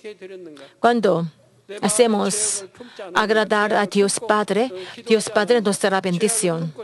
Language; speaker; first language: Spanish; non-native, learner; Korean